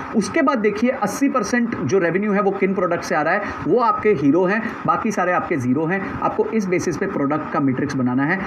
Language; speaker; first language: Hindi; native; Hindi